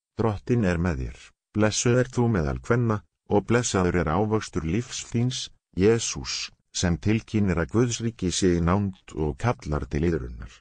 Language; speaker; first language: Icelandic; non-native, learner; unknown